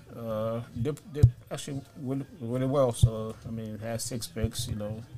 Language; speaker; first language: English; early bilingual, other home language; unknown